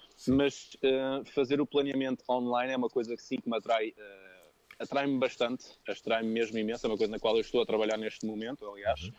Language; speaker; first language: Portuguese; early bilingual, other home language; French